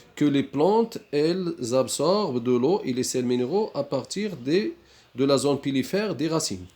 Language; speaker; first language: French; non-native, local second language; Arabic